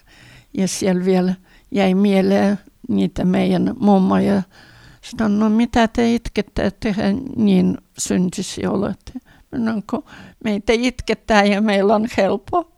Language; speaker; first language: Finnish; early bilingual, heritage; Finnish